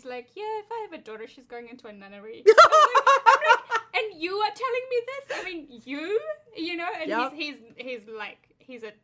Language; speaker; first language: English; native; English